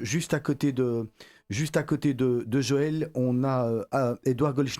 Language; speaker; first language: French; native; French